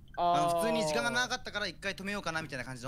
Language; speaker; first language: Japanese; native; Japanese